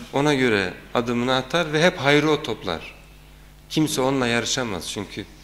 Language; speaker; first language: Turkish; native; Turkish